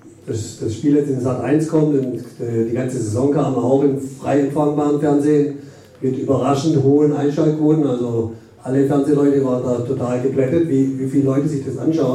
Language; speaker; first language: German; native; German